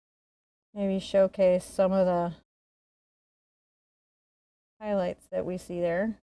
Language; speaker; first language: English; native; English